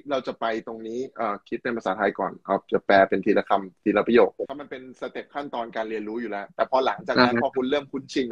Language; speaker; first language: Thai; native; Thai